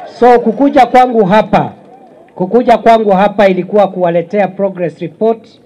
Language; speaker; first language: Swahili; non-native, local second language; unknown